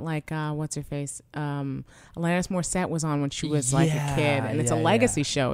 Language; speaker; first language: English; native; English